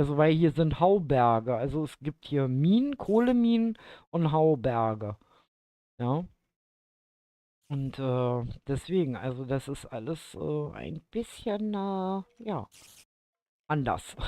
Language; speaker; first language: German; native; German